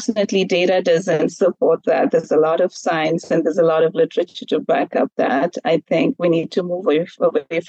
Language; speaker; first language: English; non-native, local second language; Malayalam